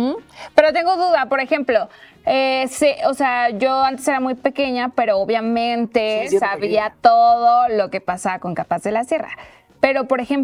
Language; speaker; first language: Spanish; native; Spanish